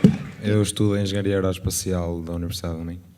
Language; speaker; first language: Portuguese; native; Portuguese